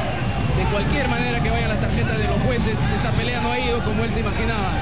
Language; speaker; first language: Spanish; native; Spanish